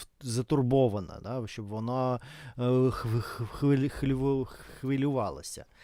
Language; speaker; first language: Ukrainian; non-native, fluent; Russian